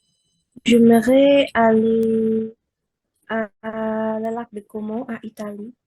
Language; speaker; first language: French; non-native, learner; Indonesian